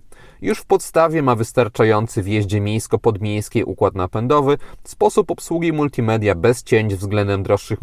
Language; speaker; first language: Polish; native; Polish